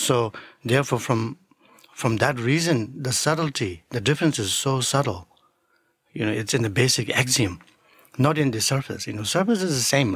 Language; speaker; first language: English; non-native, local second language; Tibetan